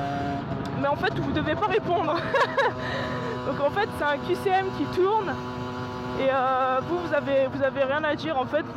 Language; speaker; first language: French; native; French